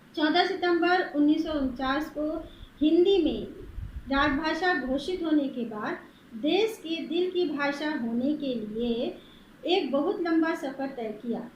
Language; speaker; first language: Hindi; native; Hindi